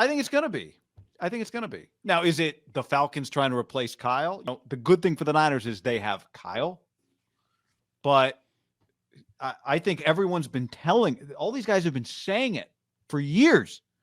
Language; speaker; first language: English; native; English